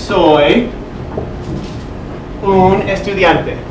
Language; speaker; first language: Spanish; non-native, fluent; English